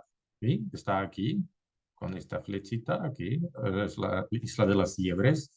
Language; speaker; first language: Spanish; non-native, fluent; Russian